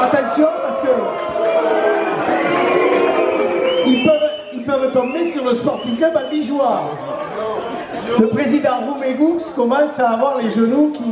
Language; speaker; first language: French; native; French